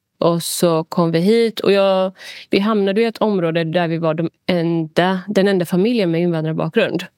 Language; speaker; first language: Swedish; early bilingual, other home language; Persian